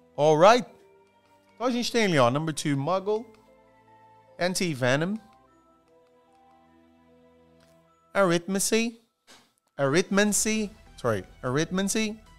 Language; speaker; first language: English; non-native, fluent; Portuguese